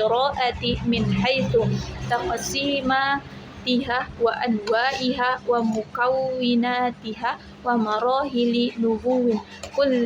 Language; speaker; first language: Arabic; non-native, learner; Indonesian